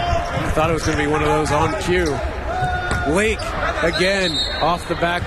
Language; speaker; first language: English; native; English